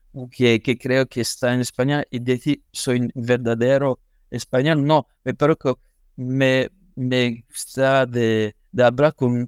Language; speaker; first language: Spanish; non-native, learner; French